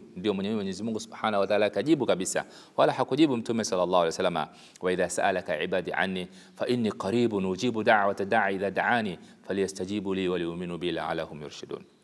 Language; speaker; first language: Swahili; native; Swahili